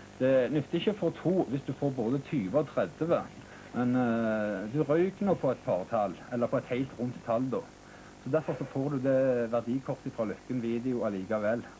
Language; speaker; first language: Norwegian; native; Norwegian